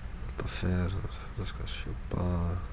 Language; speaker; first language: Swedish; non-native, learner; English